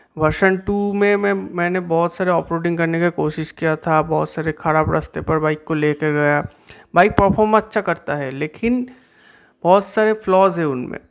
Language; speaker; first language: Hindi; non-native, local second language; Bangla